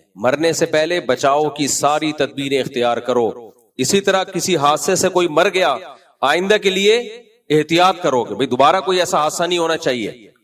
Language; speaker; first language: Urdu; native; Urdu